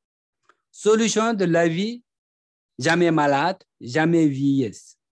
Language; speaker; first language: French; non-native, learner; Tibetan